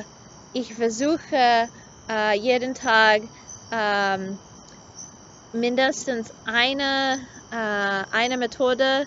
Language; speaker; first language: German; non-native, learner; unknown